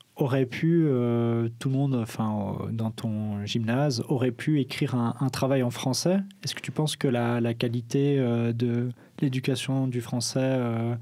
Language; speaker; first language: French; native; French